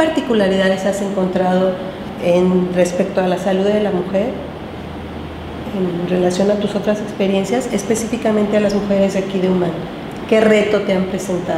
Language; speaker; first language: Spanish; native; Spanish